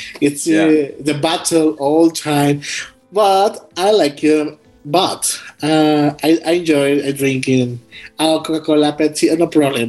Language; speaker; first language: English; non-native, learner; Spanish